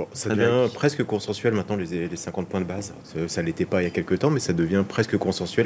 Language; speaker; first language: French; native; French